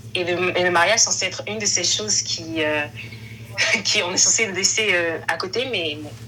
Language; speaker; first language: French; native; French